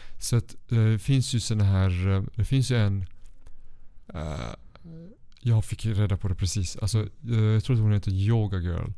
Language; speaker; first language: Swedish; early bilingual, other home language; Kurdish